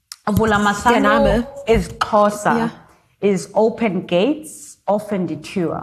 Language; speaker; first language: German; non-native, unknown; Zulu